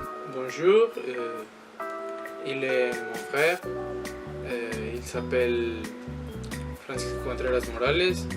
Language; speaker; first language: French; non-native, learner; Spanish